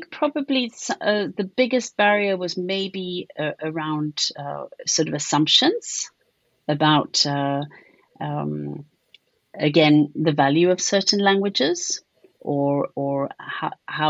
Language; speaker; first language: English; native; English